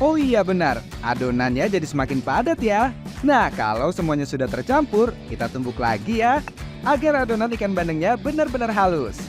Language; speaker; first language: Indonesian; native; Indonesian